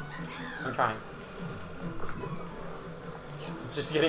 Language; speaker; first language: English; native; English